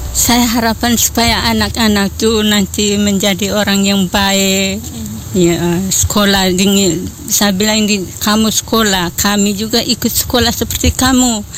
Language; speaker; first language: Indonesian; non-native, local second language; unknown